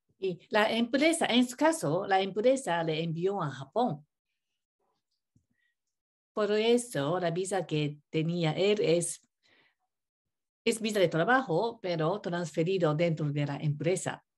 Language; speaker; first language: Spanish; non-native, learner; Japanese